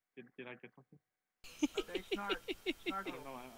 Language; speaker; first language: English; non-native, fluent; Dutch